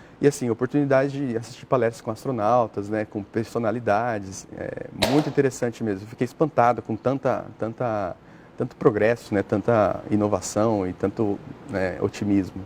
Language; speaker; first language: Portuguese; native; Portuguese